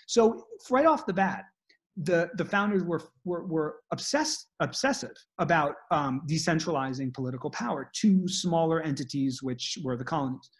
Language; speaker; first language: English; native; English